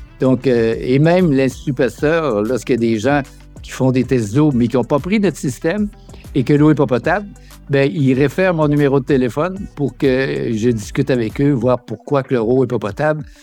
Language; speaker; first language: French; native; French